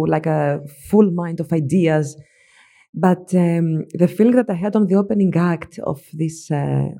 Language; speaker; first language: English; non-native, fluent; Greek